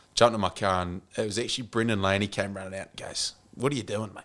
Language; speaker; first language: English; native; English